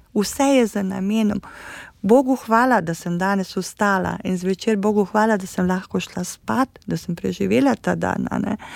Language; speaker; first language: Slovenian; native; Slovenian